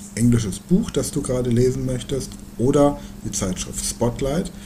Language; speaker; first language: German; native; German